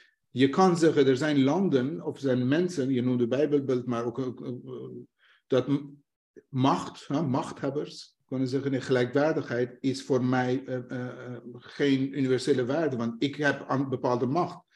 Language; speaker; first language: Dutch; non-native, fluent; Persian